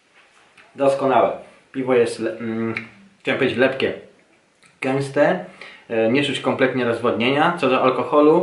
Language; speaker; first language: Polish; native; Polish